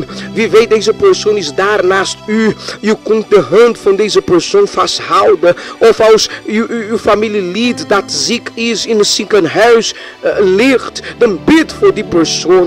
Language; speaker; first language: Dutch; non-native, fluent; Portuguese